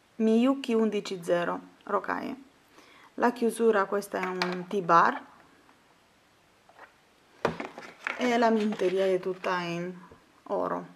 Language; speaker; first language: Italian; non-native, fluent; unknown